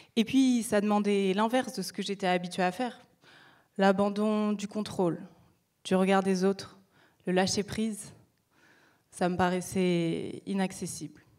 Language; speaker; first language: French; native; French